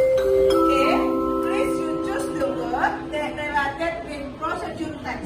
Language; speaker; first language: English; non-native, learner; Indonesian